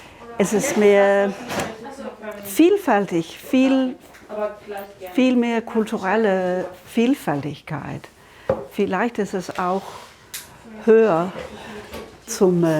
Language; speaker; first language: German; non-native, local second language; Danish